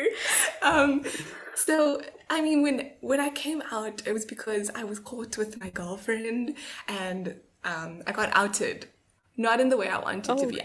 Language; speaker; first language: English; native; English